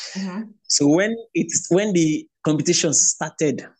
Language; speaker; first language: English; non-native, local second language; Igbo